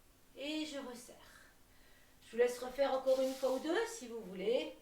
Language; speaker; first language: French; native; French